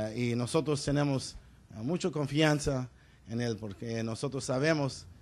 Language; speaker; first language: Spanish; early bilingual, other home language; English